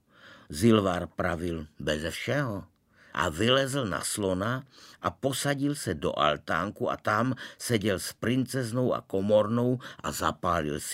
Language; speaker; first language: Czech; native; Czech